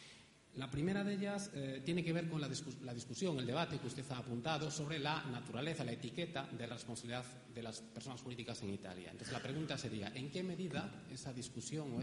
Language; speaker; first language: Spanish; native; Spanish